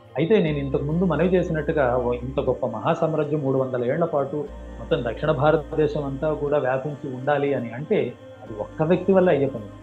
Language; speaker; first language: Telugu; non-native, local second language; Kannada